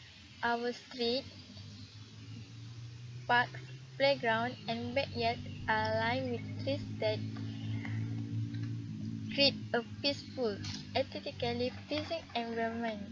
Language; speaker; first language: English; non-native, learner; Malay